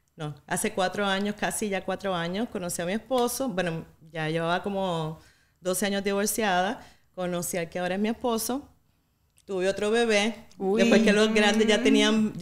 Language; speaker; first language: Spanish; native; Spanish